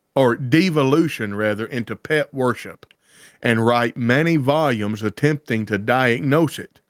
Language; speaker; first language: English; native; English